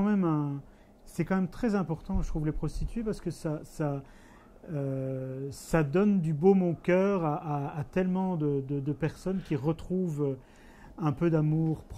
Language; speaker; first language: French; native; French